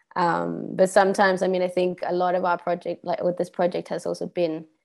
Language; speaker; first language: English; non-native, fluent; Swedish